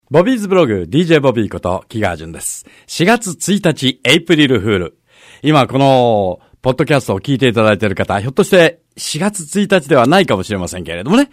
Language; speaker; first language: Japanese; native; Japanese